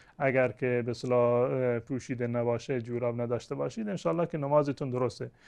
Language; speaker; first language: Persian; non-native, local second language; Baluchi